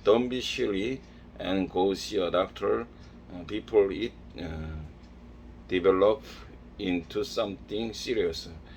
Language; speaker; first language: English; non-native, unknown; Korean